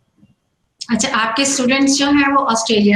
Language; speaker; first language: Hindi; native; Hindi